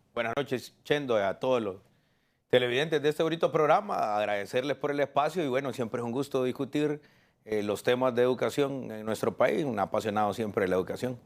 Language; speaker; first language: Spanish; native; Spanish